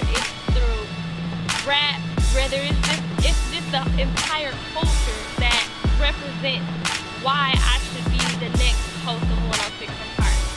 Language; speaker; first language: English; native; English